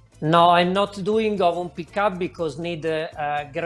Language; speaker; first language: English; non-native, learner; Italian